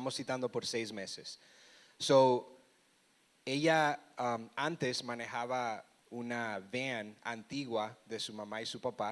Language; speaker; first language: Spanish; early bilingual, heritage; Spanish